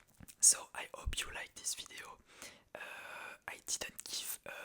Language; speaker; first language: English; non-native, learner; French